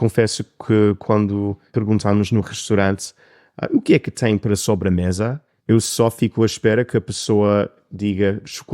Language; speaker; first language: Portuguese; non-native, fluent; English